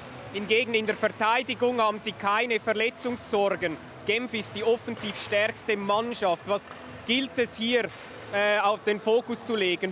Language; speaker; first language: German; native; German